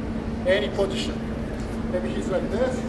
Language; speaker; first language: English; non-native, learner; Spanish